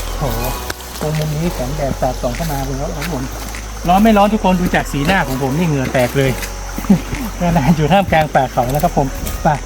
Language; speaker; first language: Thai; native; Thai